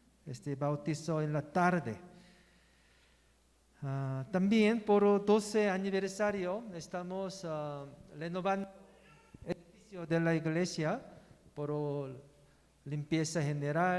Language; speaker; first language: Spanish; non-native, learner; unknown